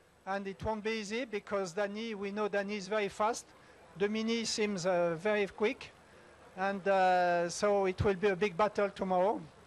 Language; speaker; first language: English; non-native, fluent; French